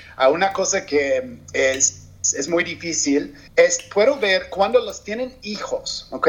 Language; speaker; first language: Spanish; non-native, learner; English